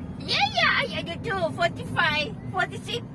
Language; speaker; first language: English; non-native, learner; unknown